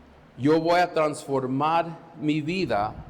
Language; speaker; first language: Spanish; non-native, fluent; English